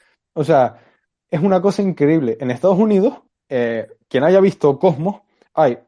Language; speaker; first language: Spanish; native; Spanish